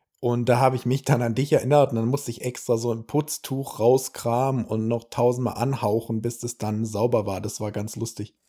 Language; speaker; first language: German; early bilingual, heritage; German